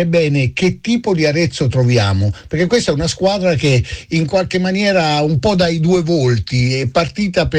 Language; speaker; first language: Italian; native; Italian